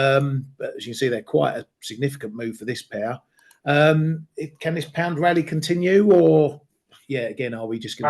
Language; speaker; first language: English; native; English